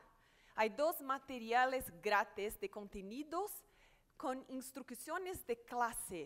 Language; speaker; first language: Spanish; non-native, fluent; Portuguese